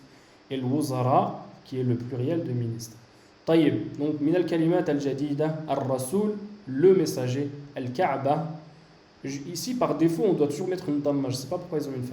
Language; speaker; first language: French; native; French